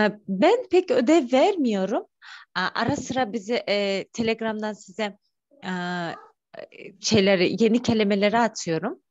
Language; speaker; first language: Turkish; non-native, fluent; Kyrgyz